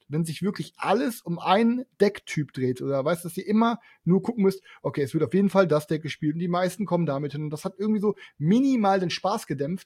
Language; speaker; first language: German; native; German